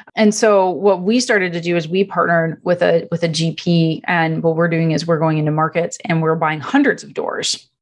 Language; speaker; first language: English; non-native, fluent; Italian